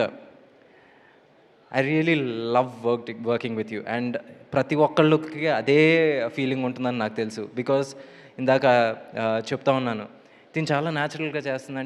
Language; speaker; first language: Telugu; native; Telugu